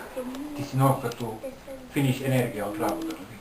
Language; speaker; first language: Bulgarian; non-native, learner; Finnish